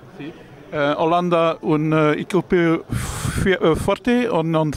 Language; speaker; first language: Spanish; non-native, learner; Dutch